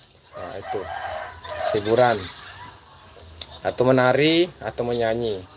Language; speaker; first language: Indonesian; native; Indonesian